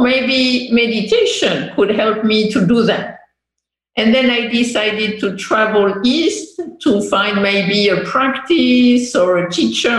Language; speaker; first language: English; non-native, fluent; French